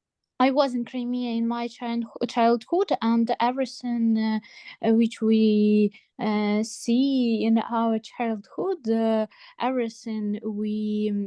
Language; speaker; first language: English; non-native, learner; Ukrainian